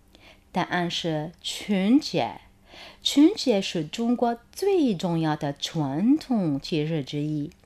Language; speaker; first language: Chinese; non-native, fluent; Arabic